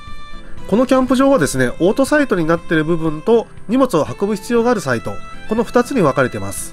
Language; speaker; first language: Japanese; native; Japanese